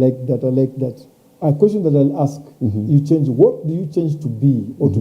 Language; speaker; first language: English; non-native, local second language; Swahili